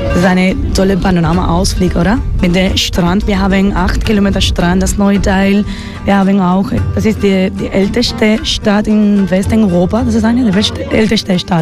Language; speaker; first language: German; non-native, learner; Spanish